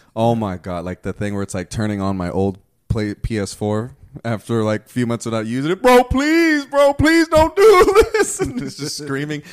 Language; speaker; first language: English; early bilingual, other home language; Spanish